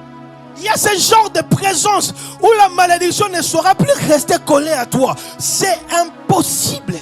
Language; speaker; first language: French; non-native, local second language; Lingala